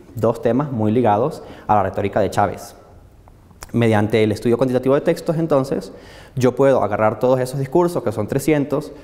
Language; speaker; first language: Spanish; native; Spanish